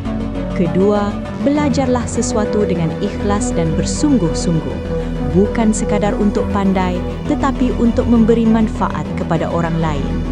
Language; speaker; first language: Malay; native; Malay